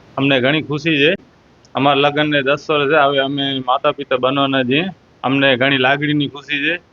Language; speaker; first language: Gujarati; non-native, local second language; Kachhi